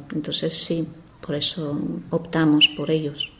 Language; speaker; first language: Spanish; non-native, fluent; Polish